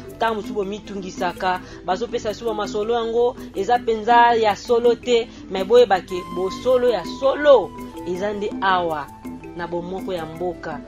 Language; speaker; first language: Lingala; native; Lingala